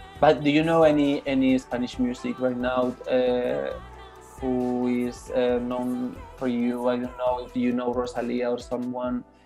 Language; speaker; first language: English; non-native, learner; Spanish